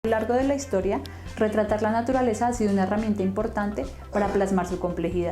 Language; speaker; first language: Spanish; native; Spanish